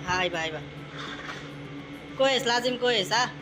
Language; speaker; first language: Arabic; non-native, learner; Bangla